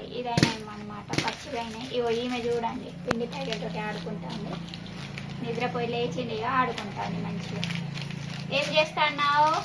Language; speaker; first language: Telugu; native; Telugu